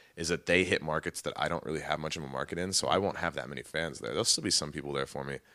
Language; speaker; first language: English; native; English